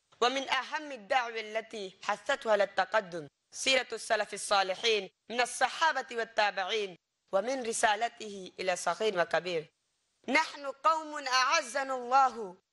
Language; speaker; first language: Arabic; non-native, fluent; Bangla